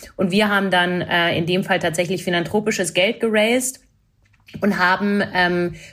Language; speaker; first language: German; non-native, fluent; English